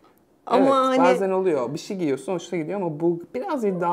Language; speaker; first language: Turkish; native; Turkish